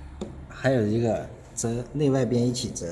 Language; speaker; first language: Chinese; native; Chinese